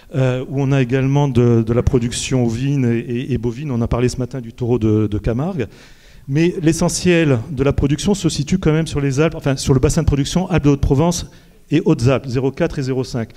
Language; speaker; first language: French; native; French